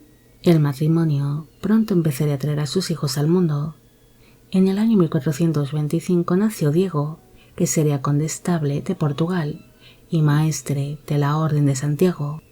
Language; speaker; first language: Spanish; native; Spanish